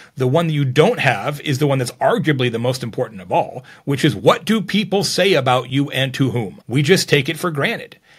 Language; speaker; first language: English; native; English